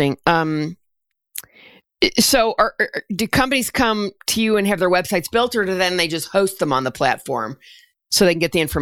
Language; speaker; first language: English; native; English